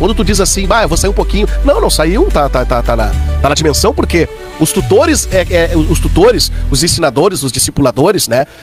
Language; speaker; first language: Portuguese; native; Portuguese